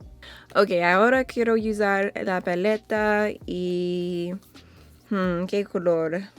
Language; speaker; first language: Spanish; non-native, learner; English